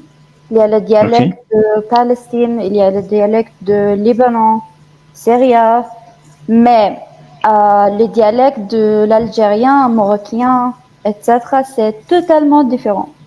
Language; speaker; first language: French; non-native, fluent; Arabic